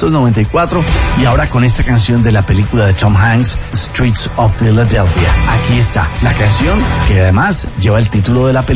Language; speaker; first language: Spanish; native; Spanish